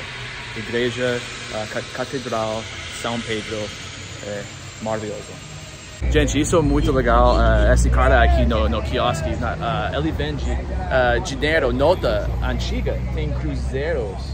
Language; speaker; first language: Portuguese; non-native, learner; English